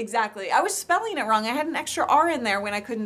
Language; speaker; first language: English; native; English